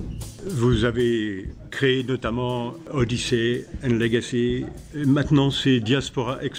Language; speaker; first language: French; native; French